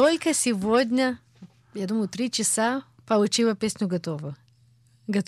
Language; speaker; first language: Russian; early bilingual, heritage; Russian